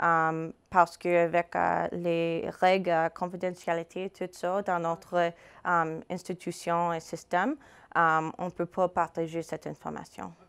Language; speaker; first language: French; non-native, fluent; English